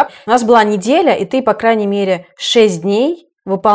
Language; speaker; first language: Russian; native; Russian